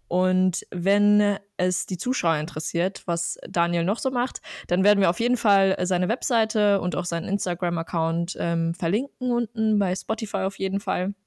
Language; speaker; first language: German; early bilingual, other home language; Armenian